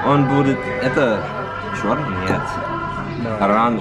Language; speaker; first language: Russian; non-native, learner; English